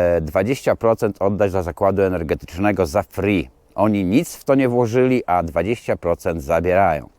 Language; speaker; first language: Polish; native; Polish